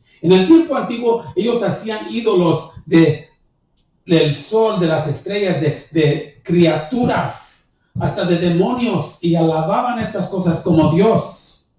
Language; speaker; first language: Spanish; early bilingual, heritage; Spanish